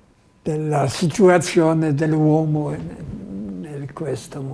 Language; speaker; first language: Italian; non-native, fluent; Polish